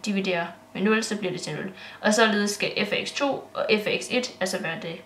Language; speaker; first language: Danish; native; Danish